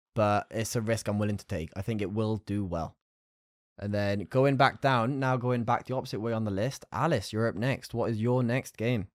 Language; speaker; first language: English; native; English